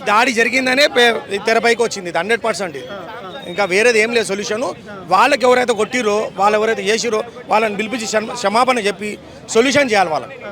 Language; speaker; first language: Telugu; native; Telugu